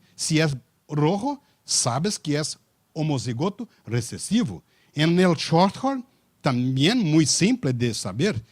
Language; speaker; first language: Spanish; non-native, learner; Portuguese